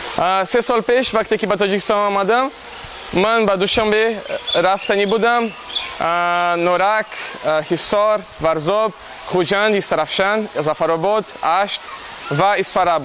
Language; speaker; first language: Persian; non-native, learner; Portuguese